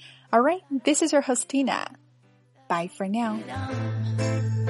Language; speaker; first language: English; non-native, fluent; Chinese